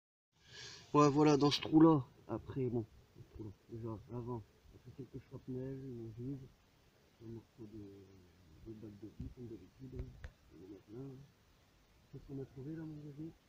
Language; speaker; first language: French; native; French